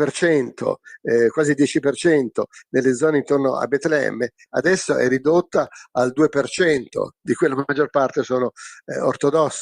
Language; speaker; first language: Italian; native; Italian